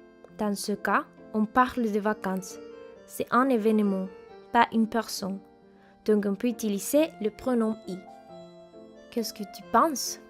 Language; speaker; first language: French; non-native, fluent; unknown